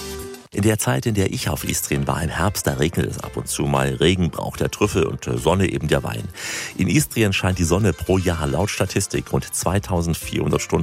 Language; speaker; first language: German; native; German